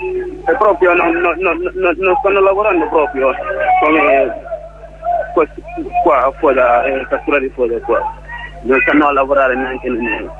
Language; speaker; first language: Italian; non-native, learner; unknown